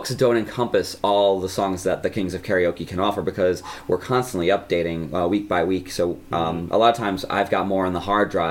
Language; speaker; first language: English; native; English